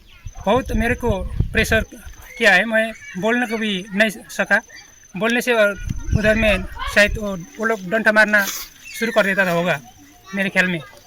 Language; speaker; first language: Hindi; non-native, local second language; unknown